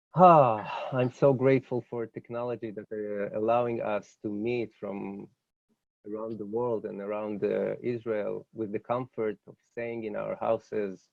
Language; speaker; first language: English; non-native, fluent; Hebrew